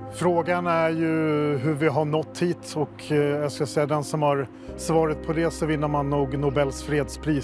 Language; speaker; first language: Swedish; native; Swedish